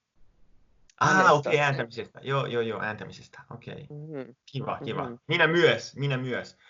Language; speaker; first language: Finnish; non-native, learner; Italian